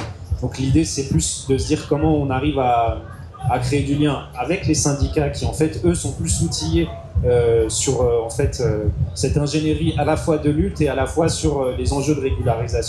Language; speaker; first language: French; native; French